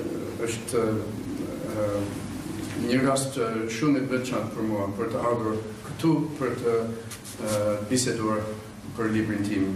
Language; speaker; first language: Albanian; non-native, learner; English